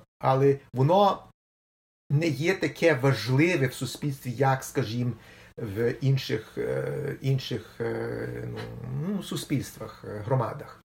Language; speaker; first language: Ukrainian; early bilingual, heritage; Ukrainian